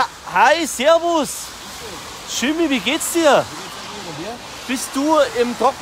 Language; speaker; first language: German; native; German